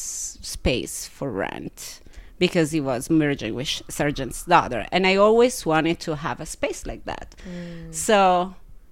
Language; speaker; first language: English; non-native, fluent; Italian